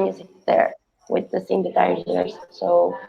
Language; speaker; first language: English; non-native, fluent; Spanish